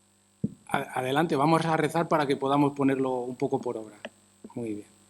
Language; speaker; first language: Spanish; native; Spanish